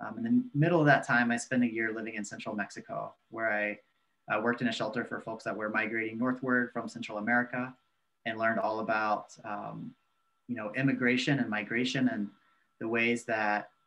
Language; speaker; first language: English; native; English